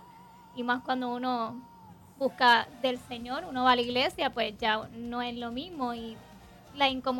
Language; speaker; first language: Spanish; native; Spanish